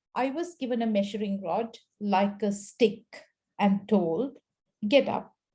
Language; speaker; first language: English; non-native, local second language; Sinhala